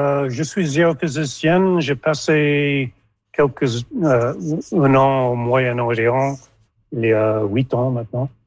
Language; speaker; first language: French; non-native, local second language; English